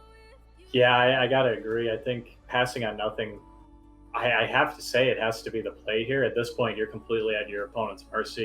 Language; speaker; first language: English; native; English